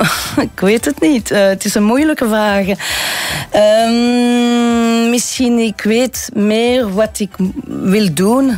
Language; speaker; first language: Dutch; non-native, local second language; French